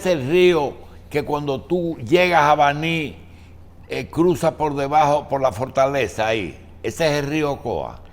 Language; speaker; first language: Spanish; native; Spanish